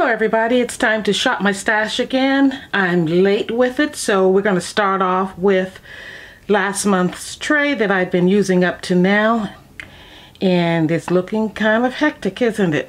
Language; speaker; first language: English; native; English